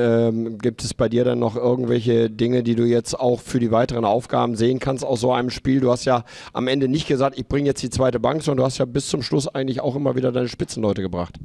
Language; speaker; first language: German; native; German